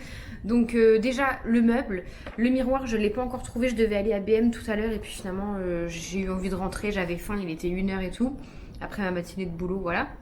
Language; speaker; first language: French; native; French